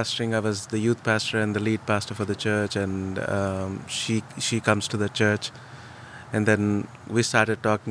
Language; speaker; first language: English; non-native, local second language; Telugu